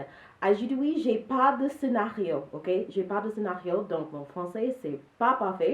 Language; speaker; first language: French; non-native, learner; English